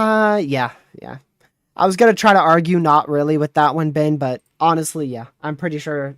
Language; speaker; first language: English; native; English